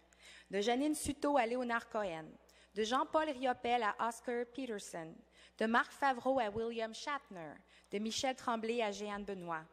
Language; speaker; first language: French; native; French